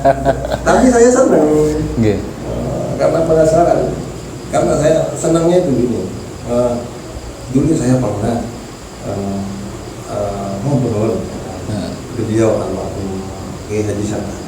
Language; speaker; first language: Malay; non-native, local second language; Javanese